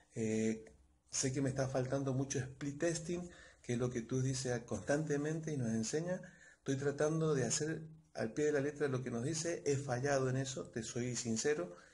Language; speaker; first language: Spanish; native; Spanish